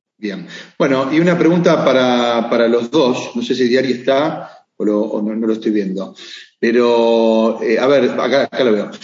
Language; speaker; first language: Spanish; native; Spanish